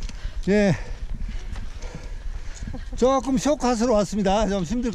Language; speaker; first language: Korean; native; Korean